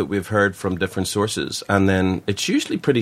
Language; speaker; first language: English; native; English